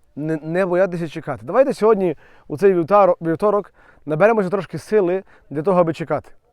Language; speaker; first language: Ukrainian; native; Ukrainian